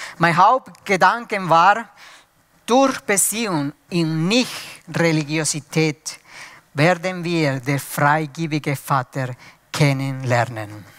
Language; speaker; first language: German; non-native, fluent; Spanish